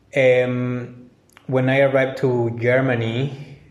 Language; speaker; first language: English; non-native, fluent; Spanish